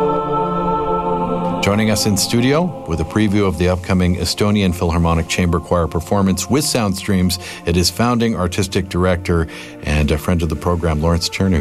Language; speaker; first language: English; native; English